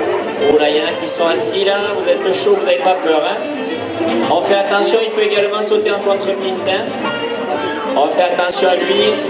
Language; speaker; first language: French; native; French